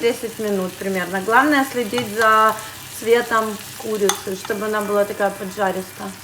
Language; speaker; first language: Russian; native; Russian